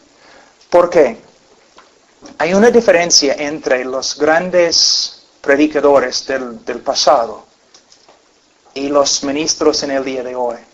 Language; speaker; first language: Spanish; non-native, fluent; English